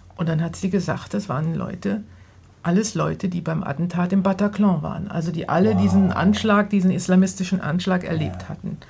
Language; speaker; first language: German; native; German